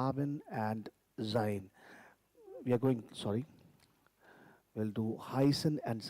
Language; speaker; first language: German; non-native, fluent; Hindi